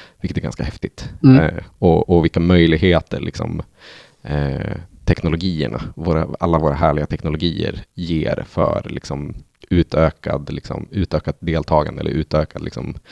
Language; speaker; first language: Swedish; native; Swedish